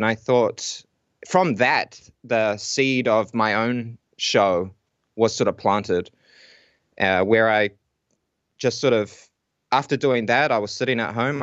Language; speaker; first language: English; native; English